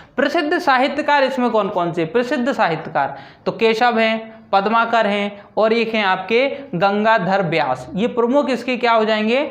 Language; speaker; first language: Hindi; native; Hindi